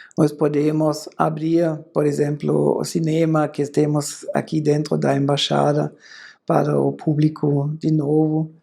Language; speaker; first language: Portuguese; non-native, fluent; German